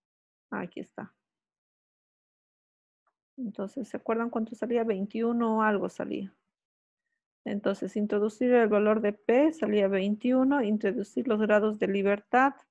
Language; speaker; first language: Spanish; native; Spanish